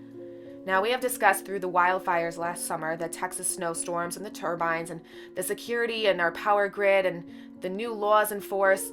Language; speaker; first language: English; native; English